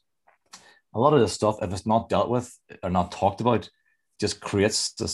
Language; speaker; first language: English; native; English